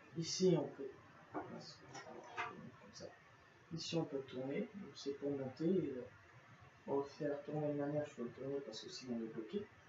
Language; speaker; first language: French; native; French